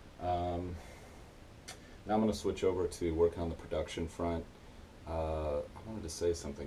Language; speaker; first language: English; native; English